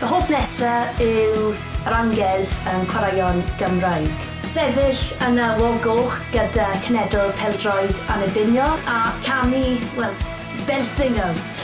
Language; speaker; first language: Welsh; non-native, local second language; English